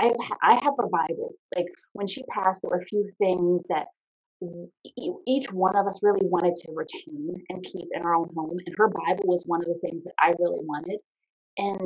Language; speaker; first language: English; native; English